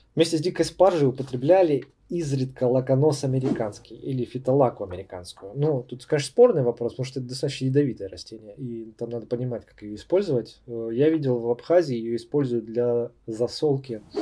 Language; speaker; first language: Russian; native; Russian